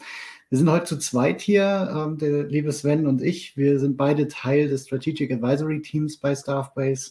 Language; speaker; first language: German; native; German